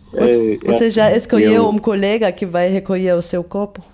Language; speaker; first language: Portuguese; non-native, fluent; German